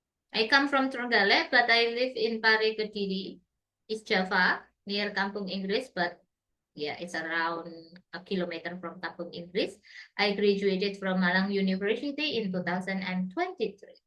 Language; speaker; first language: English; non-native, fluent; Indonesian